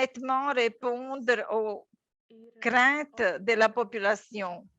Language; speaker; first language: French; non-native, fluent; Latvian